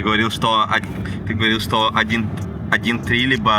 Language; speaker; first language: Russian; native; Russian